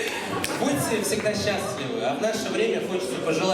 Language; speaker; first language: Russian; native; Russian